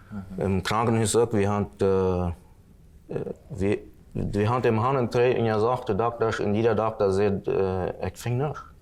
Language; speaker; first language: German; non-native, local second language; Plautdietsch